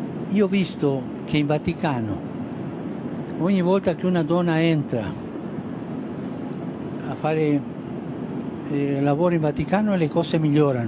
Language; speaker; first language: Italian; non-native, fluent; Spanish